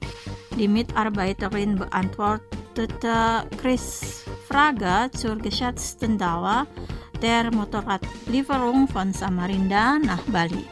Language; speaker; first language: German; non-native, fluent; Indonesian